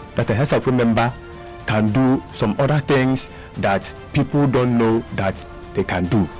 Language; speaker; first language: English; non-native, local second language; Igbo